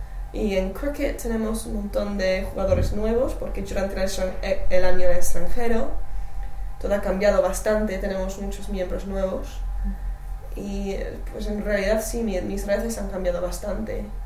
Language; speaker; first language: Spanish; non-native, fluent; English